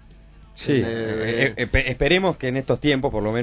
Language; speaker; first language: Spanish; native; Spanish